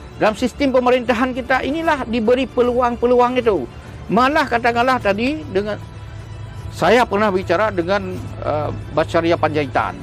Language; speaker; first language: Malay; non-native, local second language; Achinese